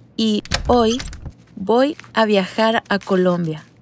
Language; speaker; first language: Spanish; native; Spanish